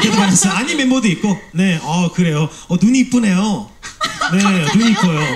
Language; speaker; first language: Korean; native; Korean